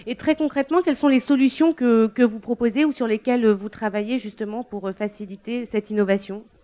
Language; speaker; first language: French; native; French